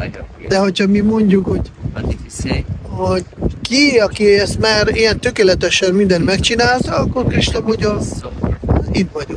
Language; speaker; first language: Hungarian; non-native, fluent; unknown